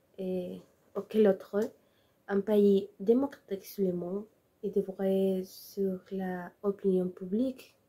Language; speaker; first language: French; non-native, learner; Spanish